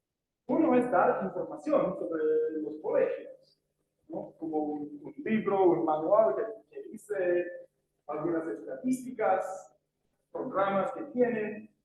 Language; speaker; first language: Spanish; non-native, fluent; English